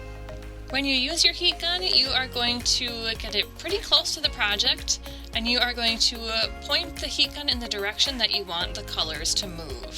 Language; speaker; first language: English; native; English